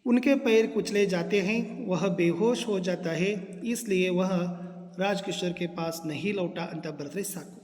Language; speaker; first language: Hindi; non-native, local second language; Kannada